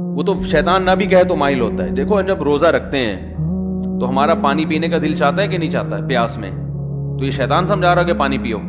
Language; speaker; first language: Urdu; native; Urdu